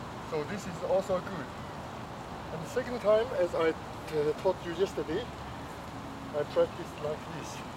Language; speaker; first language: English; non-native, learner; Chinese